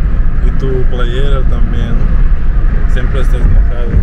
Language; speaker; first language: Spanish; non-native, fluent; Russian